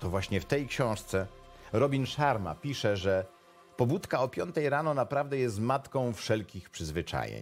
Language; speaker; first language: Polish; native; Polish